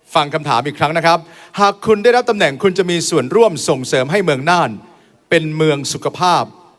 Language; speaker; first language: Thai; native; Thai